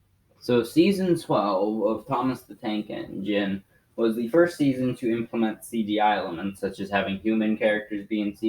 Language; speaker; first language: English; native; English